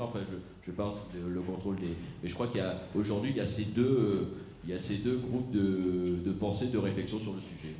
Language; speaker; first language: French; native; French